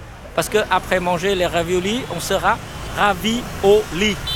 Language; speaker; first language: French; non-native, fluent; Vietnamese